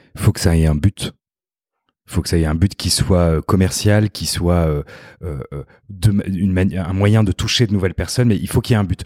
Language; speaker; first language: French; native; French